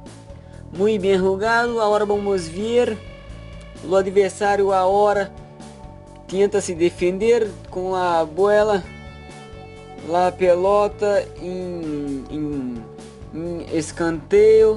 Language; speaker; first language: Portuguese; non-native, learner; Spanish